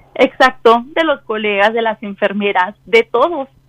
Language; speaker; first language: Spanish; native; Spanish